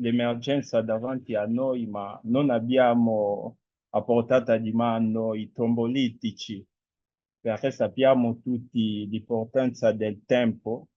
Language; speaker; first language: Italian; non-native, fluent; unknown